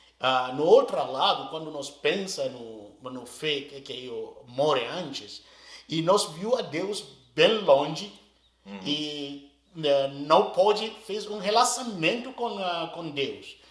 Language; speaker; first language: Portuguese; non-native, learner; Arabic